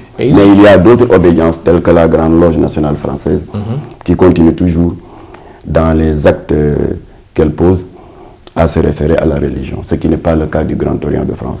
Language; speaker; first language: French; non-native, local second language; Wolof